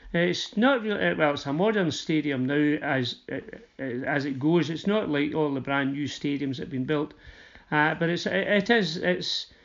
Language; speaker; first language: English; native; English